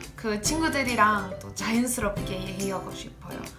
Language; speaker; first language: Korean; non-native, learner; English